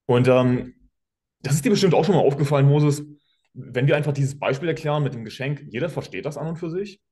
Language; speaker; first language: German; native; German